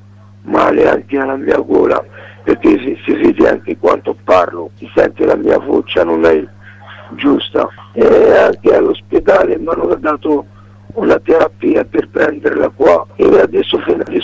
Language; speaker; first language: Italian; non-native, learner; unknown